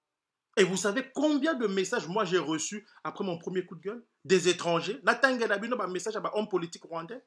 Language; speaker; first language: French; non-native, local second language; Lingala